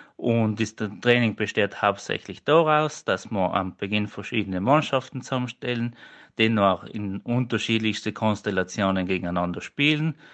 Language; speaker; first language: German; native; German